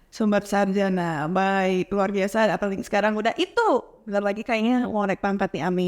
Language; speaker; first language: Indonesian; native; Indonesian